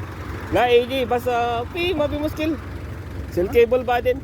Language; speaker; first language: Arabic; non-native, learner; Filipino